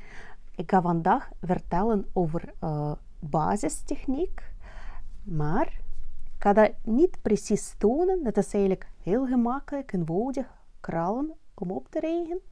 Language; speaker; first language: Dutch; non-native, learner; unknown